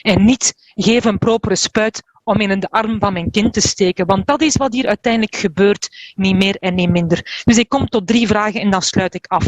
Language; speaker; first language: Dutch; native; Dutch